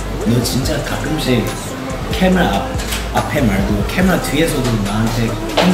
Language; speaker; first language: Korean; non-native, fluent; Cantonese